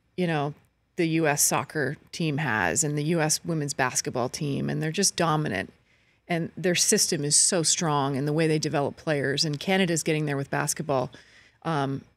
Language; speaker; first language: English; native; English